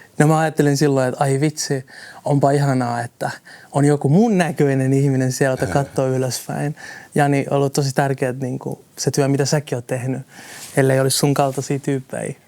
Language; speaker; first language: Finnish; early bilingual, other home language; Somali